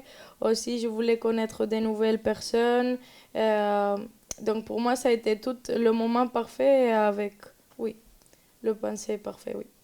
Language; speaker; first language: French; non-native, learner; Spanish